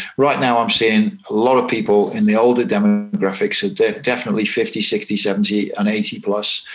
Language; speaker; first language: English; native; English